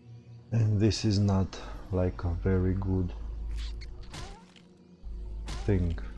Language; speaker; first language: English; non-native, fluent; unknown